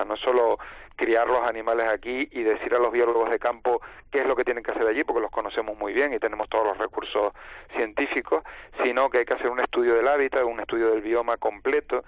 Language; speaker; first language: Spanish; native; Spanish